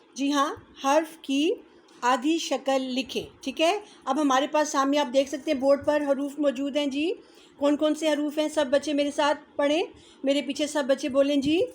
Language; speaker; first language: Urdu; native; Urdu